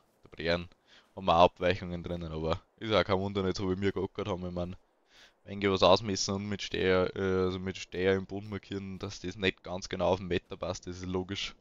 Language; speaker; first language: German; native; German